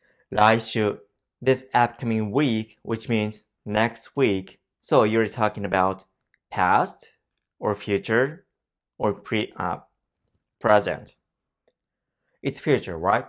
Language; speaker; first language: English; non-native, fluent; Japanese